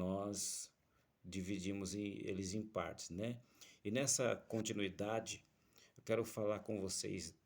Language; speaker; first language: Portuguese; native; Portuguese